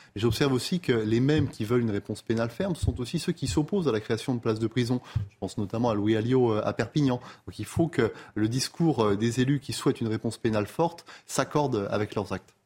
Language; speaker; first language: French; native; French